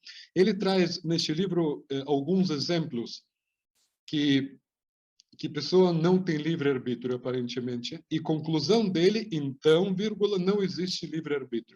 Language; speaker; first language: Portuguese; non-native, fluent; Hebrew